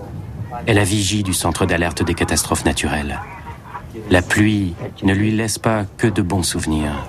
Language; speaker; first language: French; native; French